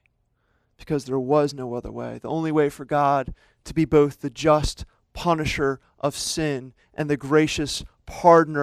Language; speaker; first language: English; native; English